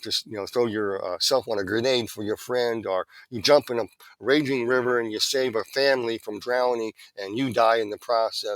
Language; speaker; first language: English; native; English